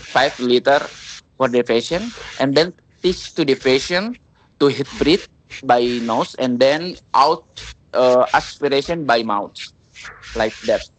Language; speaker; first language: English; non-native, learner; Indonesian